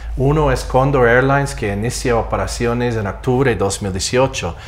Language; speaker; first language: Spanish; non-native, fluent; English